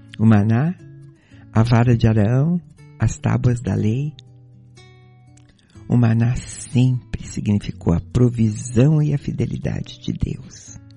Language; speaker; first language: Portuguese; native; Portuguese